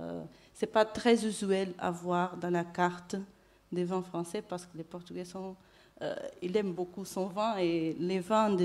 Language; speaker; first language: French; non-native, fluent; Portuguese